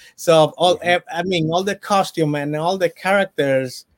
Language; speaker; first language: English; non-native, fluent; Italian